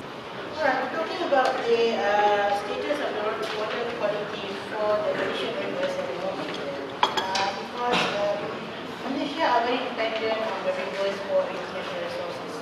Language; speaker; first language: English; non-native, local second language; Malay